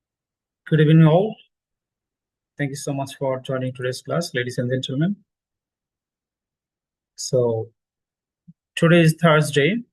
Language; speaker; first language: English; non-native, fluent; Bangla